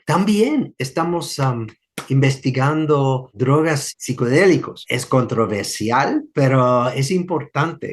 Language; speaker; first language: Spanish; non-native, fluent; English